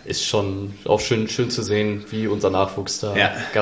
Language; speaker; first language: German; native; German